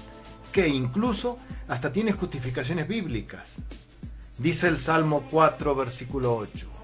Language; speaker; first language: Spanish; native; Spanish